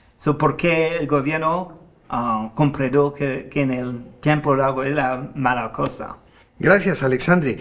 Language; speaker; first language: Spanish; non-native, fluent; French